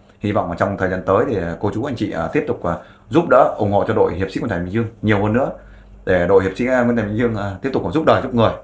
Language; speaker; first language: Vietnamese; native; Vietnamese